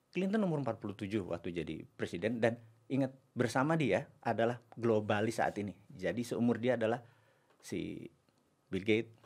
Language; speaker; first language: Indonesian; native; Indonesian